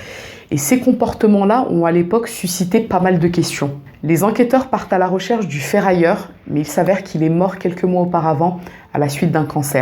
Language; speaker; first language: French; native; French